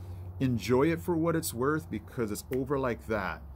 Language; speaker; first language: English; native; English